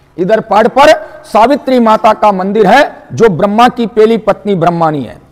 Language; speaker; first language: Hindi; non-native, local second language; Marathi